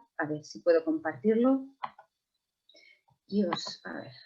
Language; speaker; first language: Spanish; native; Spanish